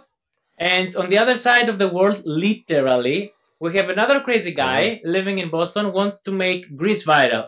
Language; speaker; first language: English; non-native, fluent; Greek